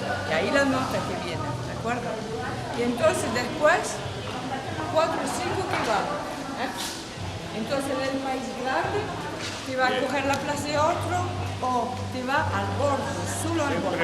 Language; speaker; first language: Spanish; non-native, learner; French